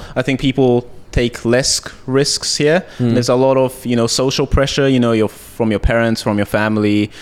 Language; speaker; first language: English; early bilingual, heritage; Japanese